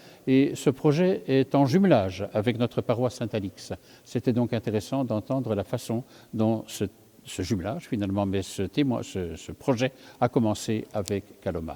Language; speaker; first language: French; native; French